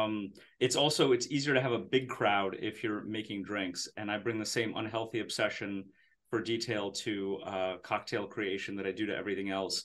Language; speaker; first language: English; native; English